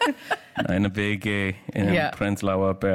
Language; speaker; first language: German; non-native, learner; English